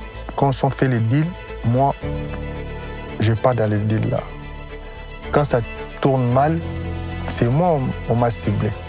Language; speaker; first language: French; non-native, local second language; Lingala